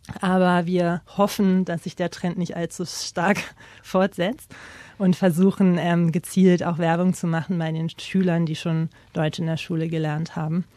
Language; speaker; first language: German; native; German